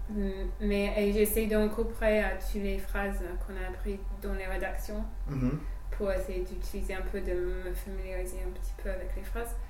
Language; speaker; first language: French; non-native, fluent; English